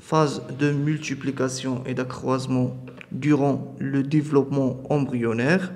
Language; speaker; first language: French; non-native, local second language; Arabic